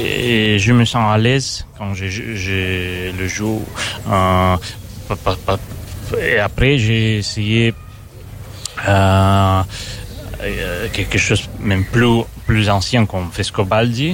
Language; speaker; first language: French; non-native, fluent; Russian